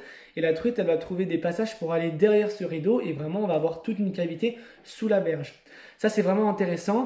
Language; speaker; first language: French; native; French